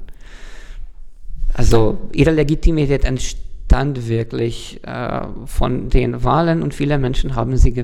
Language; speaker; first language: German; non-native, fluent; Hungarian